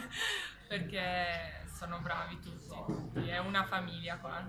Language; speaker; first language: Italian; non-native, learner; Albanian